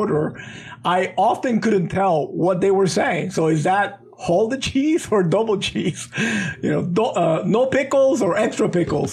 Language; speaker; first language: English; non-native, fluent; Spanish